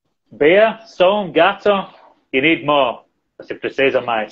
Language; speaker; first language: Portuguese; non-native, learner; English